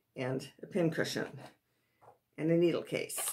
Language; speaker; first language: English; native; English